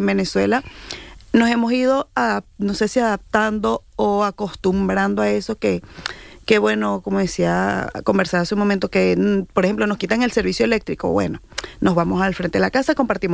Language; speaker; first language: Spanish; native; Spanish